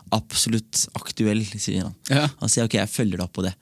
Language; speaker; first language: Norwegian; early bilingual, other home language; Somali